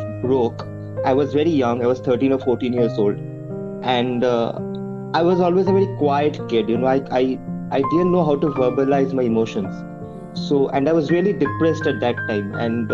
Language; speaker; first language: English; non-native, local second language; Bangla